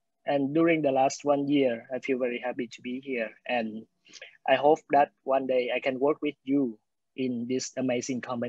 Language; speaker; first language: English; non-native, fluent; Vietnamese